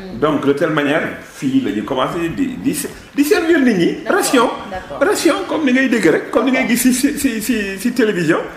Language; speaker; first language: Wolof; non-native, local second language; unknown